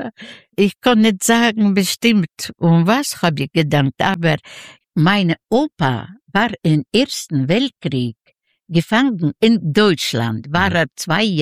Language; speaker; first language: German; non-native, learner; Yiddish